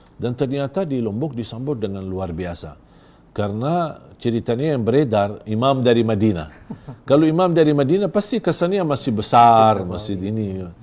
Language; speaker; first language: Indonesian; non-native, fluent; Arabic